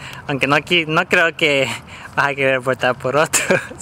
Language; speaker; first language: Spanish; native; Spanish